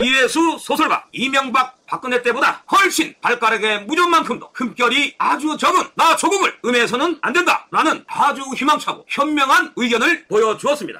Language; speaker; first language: Korean; native; Korean